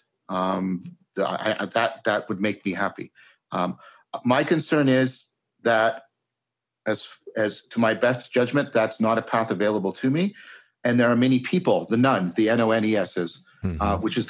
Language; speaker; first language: English; native; English